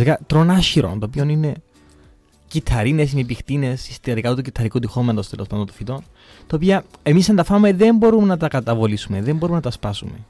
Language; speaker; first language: Greek; native; Greek